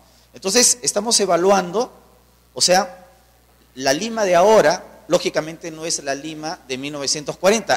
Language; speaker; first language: Spanish; native; Spanish